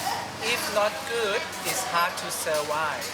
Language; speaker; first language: English; non-native, learner; Thai